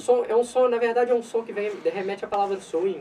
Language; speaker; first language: Portuguese; native; Portuguese